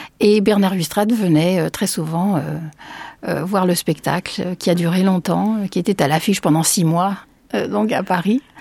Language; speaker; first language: French; early bilingual, other home language; Spanish